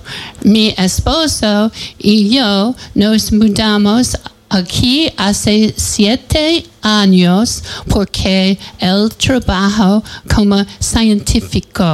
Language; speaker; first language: Spanish; non-native, learner; English